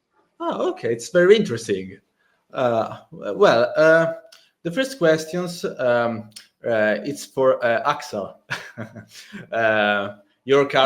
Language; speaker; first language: English; non-native, learner; Italian